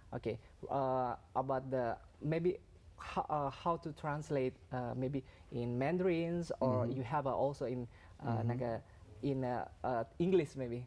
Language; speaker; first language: English; non-native, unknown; Indonesian